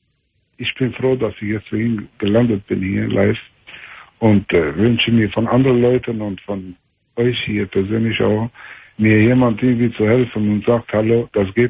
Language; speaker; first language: German; early bilingual, other home language; Albanian